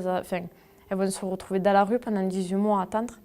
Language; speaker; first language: French; native; French